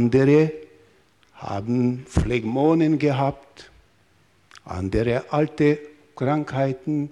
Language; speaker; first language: German; non-native, fluent; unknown